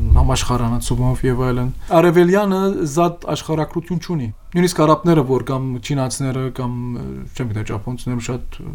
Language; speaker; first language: Armenian; early bilingual, heritage; Armenian